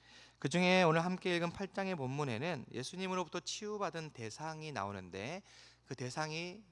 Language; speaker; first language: Korean; native; Korean